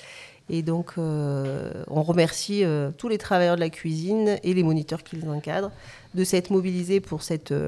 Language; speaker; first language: French; native; French